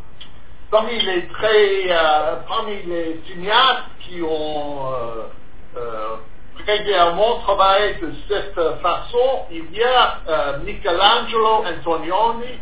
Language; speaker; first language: French; non-native, fluent; English